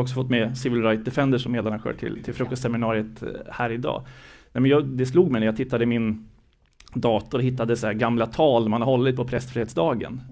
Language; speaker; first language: Swedish; native; Swedish